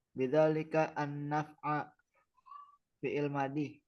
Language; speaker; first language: Arabic; non-native, learner; Indonesian